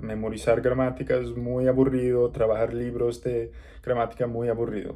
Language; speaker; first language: Spanish; non-native, learner; English